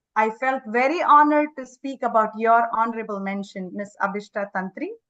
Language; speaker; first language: English; non-native, local second language; Kannada